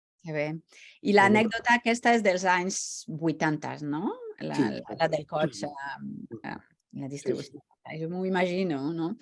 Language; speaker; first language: Catalan; non-native, fluent; French